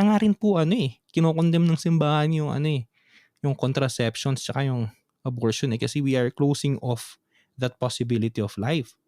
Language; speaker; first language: Filipino; native; Filipino